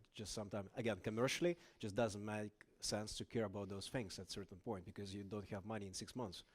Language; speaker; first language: English; non-native, fluent; Lithuanian